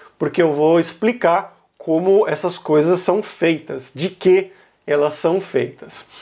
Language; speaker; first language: Portuguese; native; Portuguese